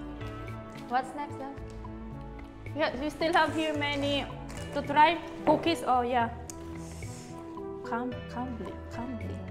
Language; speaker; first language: English; non-native, local second language; Filipino